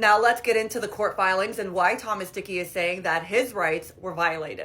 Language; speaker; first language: English; native; English